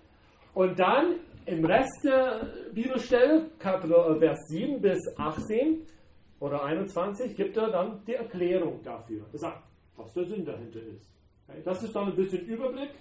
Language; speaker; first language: German; non-native, fluent; English